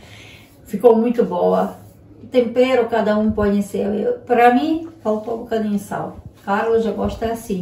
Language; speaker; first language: Portuguese; non-native, learner; Ukrainian